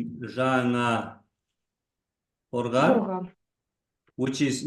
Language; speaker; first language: English; non-native, fluent; Kazakh